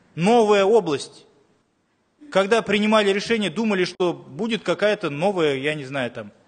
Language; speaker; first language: Russian; non-native, local second language; Kazakh